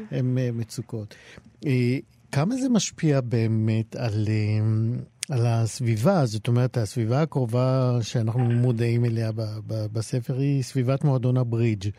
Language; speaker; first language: Hebrew; native; Hebrew